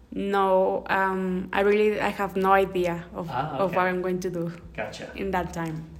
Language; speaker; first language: English; non-native, learner; Spanish